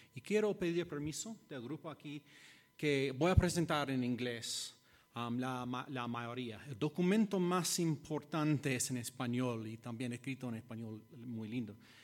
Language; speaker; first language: Spanish; non-native, fluent; English